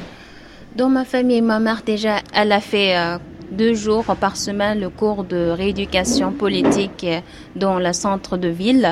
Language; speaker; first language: French; non-native, fluent; Uyghur